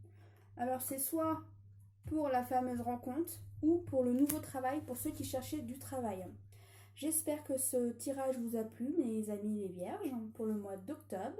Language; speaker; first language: French; native; French